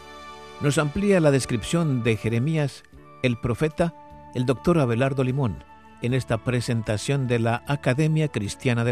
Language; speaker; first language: Spanish; native; Spanish